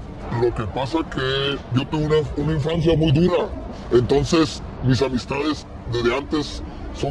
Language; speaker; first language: Spanish; native; Spanish